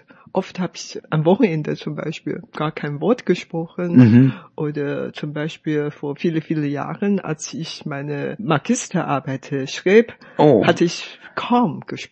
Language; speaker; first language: German; non-native, fluent; Chinese